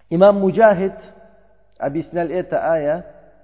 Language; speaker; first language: Russian; non-native, learner; Uzbek